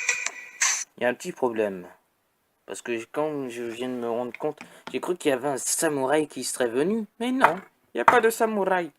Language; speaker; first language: French; native; French